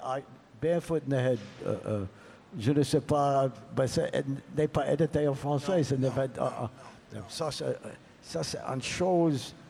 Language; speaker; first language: French; non-native, learner; English